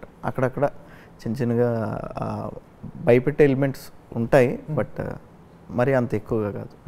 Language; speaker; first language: Telugu; native; Telugu